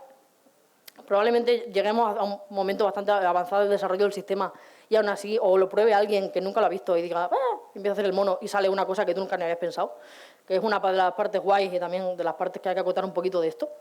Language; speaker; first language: Spanish; native; Spanish